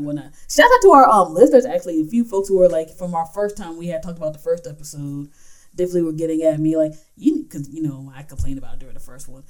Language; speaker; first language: English; native; English